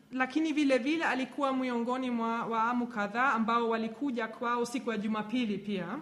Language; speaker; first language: Swahili; non-native, fluent; German